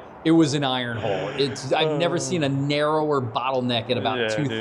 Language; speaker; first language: English; native; English